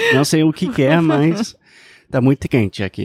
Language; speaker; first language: Portuguese; non-native, fluent; English